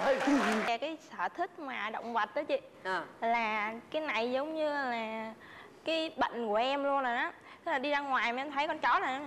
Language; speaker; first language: Vietnamese; native; Vietnamese